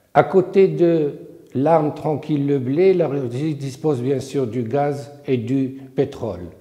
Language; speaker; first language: French; non-native, local second language; Arabic